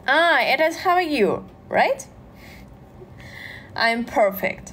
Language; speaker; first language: English; non-native, learner; Russian